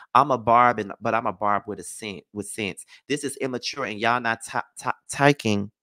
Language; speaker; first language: English; native; English